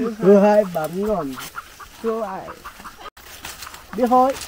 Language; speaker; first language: Vietnamese; non-native, learner; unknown